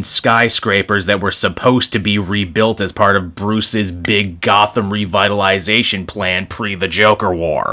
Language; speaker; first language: English; native; English